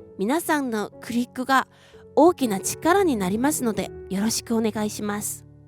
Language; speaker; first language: Japanese; non-native, fluent; Korean